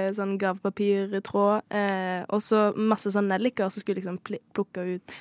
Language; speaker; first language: Norwegian; native; Norwegian